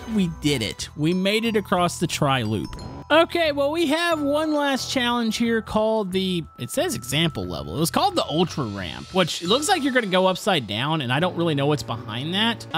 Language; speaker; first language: English; native; English